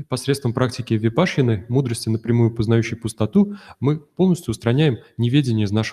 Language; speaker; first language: Russian; native; Russian